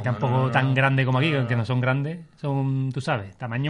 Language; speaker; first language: Spanish; native; Spanish